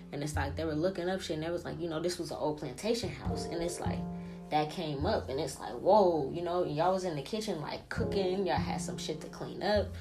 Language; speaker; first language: English; early bilingual, other home language; Italian